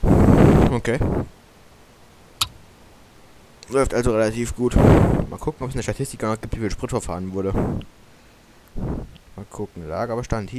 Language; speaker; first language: German; native; German